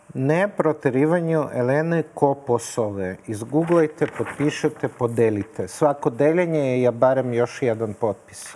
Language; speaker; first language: Serbian; non-native, fluent; Russian